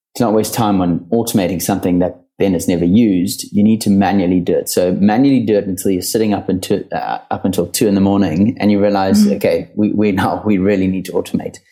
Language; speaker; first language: English; native; English